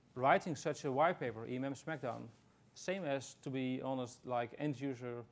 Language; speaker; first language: English; non-native, fluent; Dutch